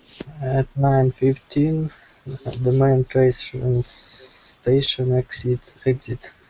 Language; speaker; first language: English; non-native, learner; Russian